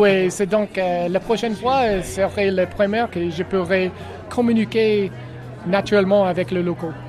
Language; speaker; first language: French; non-native, learner; English